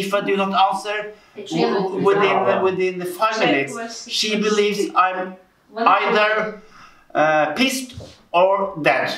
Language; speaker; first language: English; non-native, fluent; Norwegian